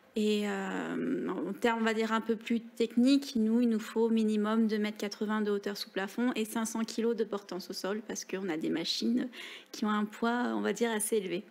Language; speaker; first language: French; native; French